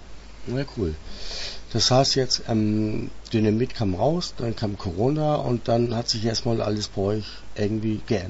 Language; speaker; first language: German; native; German